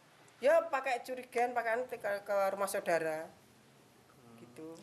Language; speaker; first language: Indonesian; non-native, local second language; Javanese